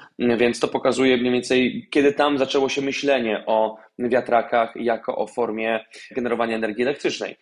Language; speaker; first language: Polish; native; Polish